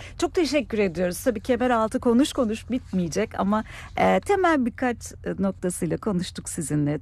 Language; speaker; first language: Turkish; native; Turkish